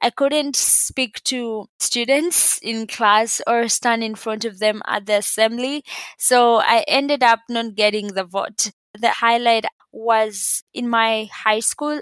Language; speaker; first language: English; non-native, local second language; Ganda